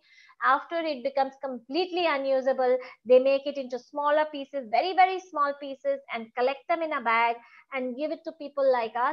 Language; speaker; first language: English; non-native, local second language; Gujarati